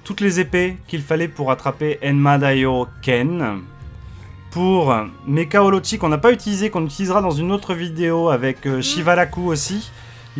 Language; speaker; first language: French; native; French